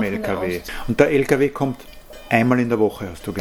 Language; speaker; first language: German; native; German